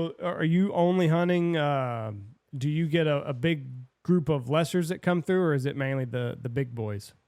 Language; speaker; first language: English; native; English